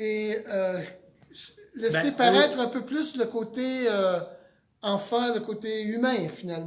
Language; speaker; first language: French; native; French